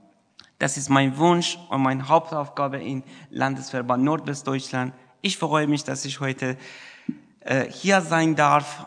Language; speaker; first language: German; non-native, fluent; Persian